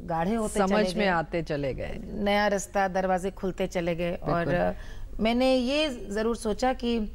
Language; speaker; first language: Hindi; native; Hindi